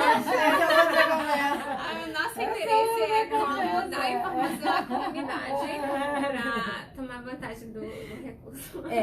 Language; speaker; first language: Portuguese; non-native, fluent; Spanish